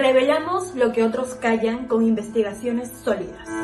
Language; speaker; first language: Spanish; native; Spanish